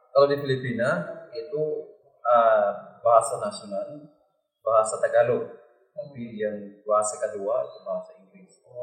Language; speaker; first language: Indonesian; non-native, learner; Filipino